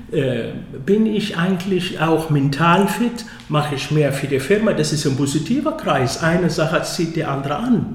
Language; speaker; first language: German; non-native, fluent; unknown